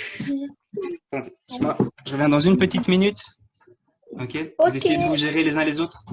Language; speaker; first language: French; native; French